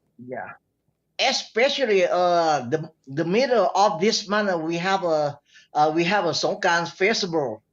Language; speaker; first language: English; non-native, learner; Thai